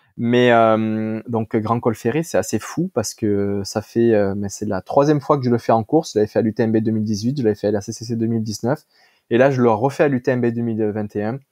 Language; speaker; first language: French; native; French